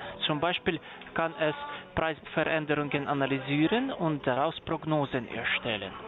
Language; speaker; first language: German; non-native, fluent; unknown